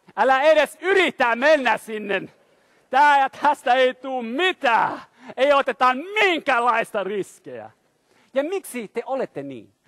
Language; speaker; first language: Finnish; non-native, fluent; French